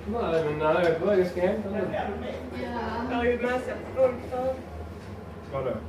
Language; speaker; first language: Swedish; non-native, learner; Thai